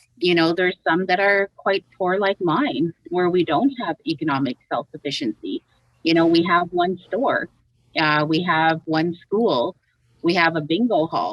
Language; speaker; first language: English; native; English